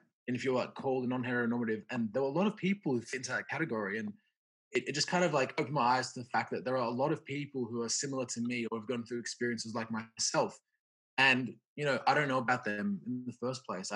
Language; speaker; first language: English; native; English